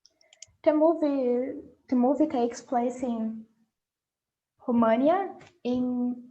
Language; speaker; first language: English; non-native, learner; Portuguese